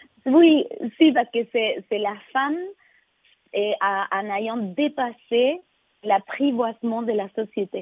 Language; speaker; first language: French; non-native, fluent; Spanish